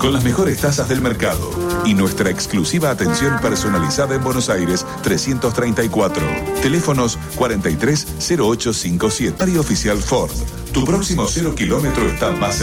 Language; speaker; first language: Spanish; native; Spanish